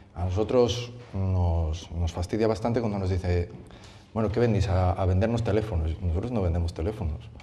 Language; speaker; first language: Spanish; native; Spanish